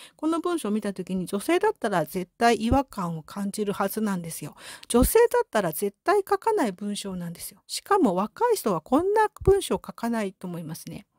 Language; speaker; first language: Japanese; native; Japanese